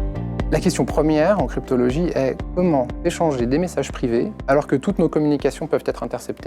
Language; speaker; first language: French; native; French